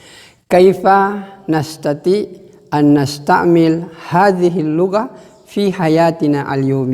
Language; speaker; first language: Arabic; non-native, fluent; Indonesian